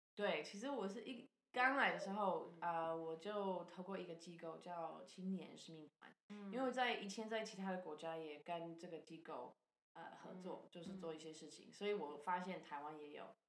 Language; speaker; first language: Chinese; non-native, fluent; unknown